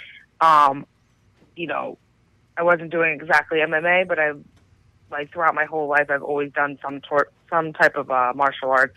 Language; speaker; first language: English; native; English